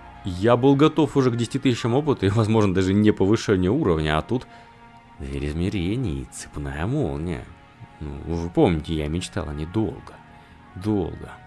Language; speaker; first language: Russian; native; Russian